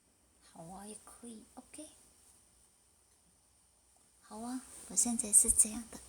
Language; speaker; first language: Chinese; non-native, learner; Indonesian